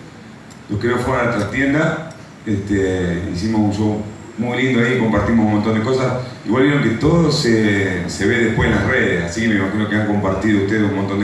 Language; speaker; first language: Spanish; native; Spanish